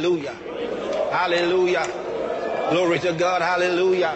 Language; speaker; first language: English; non-native, local second language; Yoruba